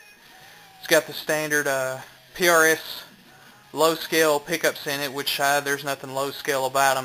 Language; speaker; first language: English; native; English